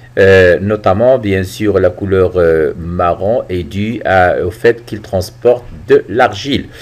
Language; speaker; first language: French; non-native, local second language; Arabic